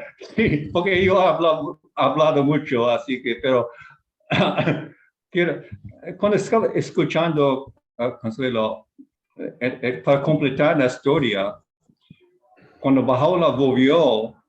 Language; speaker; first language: Spanish; non-native, fluent; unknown